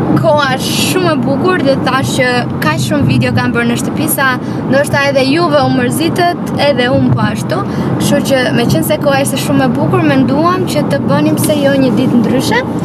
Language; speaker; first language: Albanian; early bilingual, heritage; Albanian